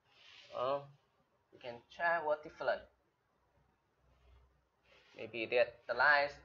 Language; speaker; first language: English; non-native, learner; Chinese